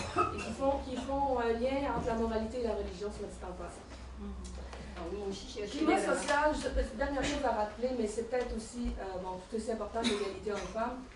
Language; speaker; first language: French; native; French